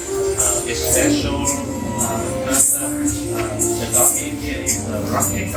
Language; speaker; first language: English; non-native, learner; Vietnamese